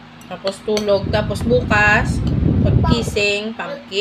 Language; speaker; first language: Filipino; non-native, local second language; Hiligaynon